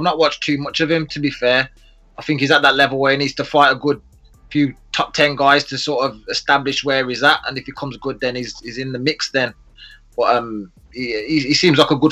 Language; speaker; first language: English; native; English